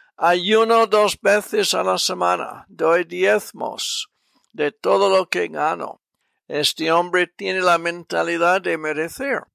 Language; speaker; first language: Spanish; non-native, fluent; English